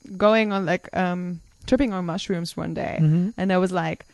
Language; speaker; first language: English; non-native, fluent; German